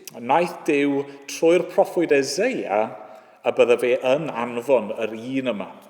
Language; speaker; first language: Welsh; native; Welsh